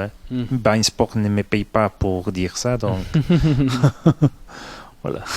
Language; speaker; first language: French; non-native, fluent; Spanish